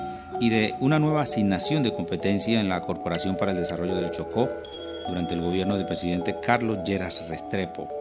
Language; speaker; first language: Spanish; native; Spanish